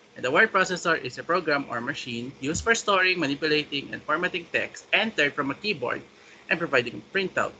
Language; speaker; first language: English; non-native, local second language; Filipino